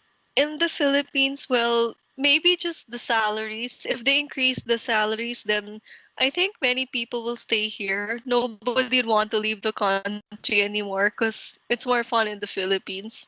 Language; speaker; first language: English; non-native, local second language; Filipino